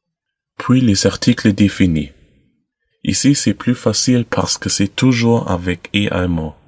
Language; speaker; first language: French; non-native, learner; German